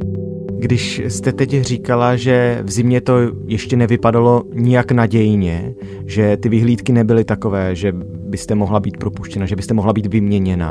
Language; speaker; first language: Czech; native; Czech